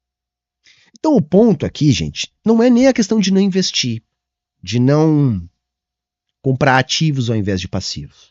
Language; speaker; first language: Portuguese; native; Portuguese